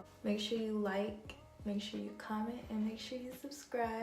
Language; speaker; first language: English; native; English